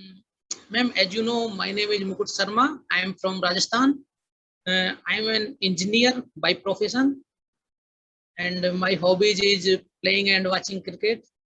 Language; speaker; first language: English; non-native, learner; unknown